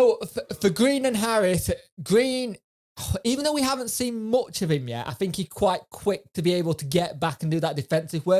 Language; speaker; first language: English; native; English